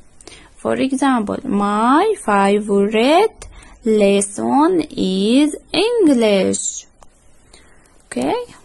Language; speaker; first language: English; non-native, fluent; Arabic